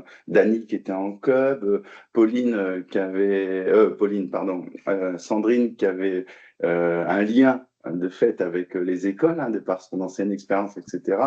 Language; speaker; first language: French; native; French